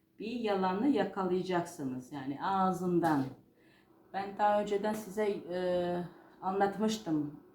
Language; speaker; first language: Turkish; non-native, fluent; Georgian